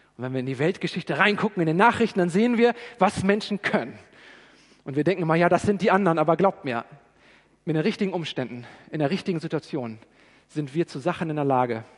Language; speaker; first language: German; native; German